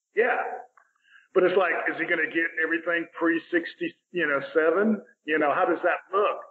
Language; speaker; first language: English; native; English